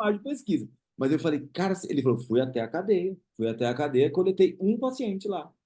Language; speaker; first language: Portuguese; native; Portuguese